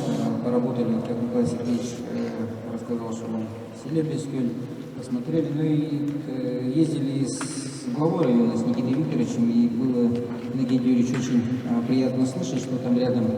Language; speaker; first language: Russian; native; Russian